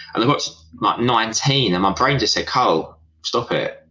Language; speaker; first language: English; native; English